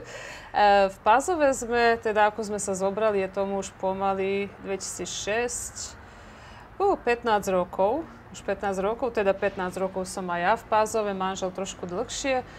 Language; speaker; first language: Slovak; early bilingual, heritage; Croatian